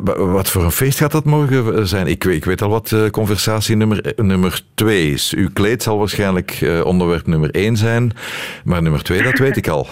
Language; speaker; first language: Dutch; native; Dutch